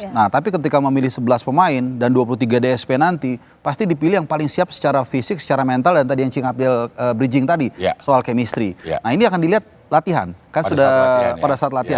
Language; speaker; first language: Indonesian; native; Indonesian